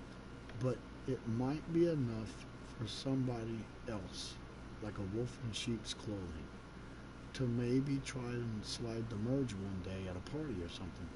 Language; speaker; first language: English; native; English